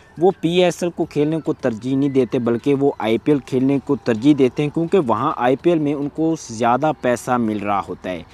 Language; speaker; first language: Urdu; native; Urdu